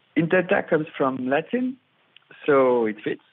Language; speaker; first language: English; non-native, fluent; French